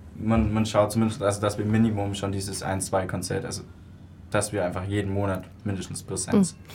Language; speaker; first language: German; native; German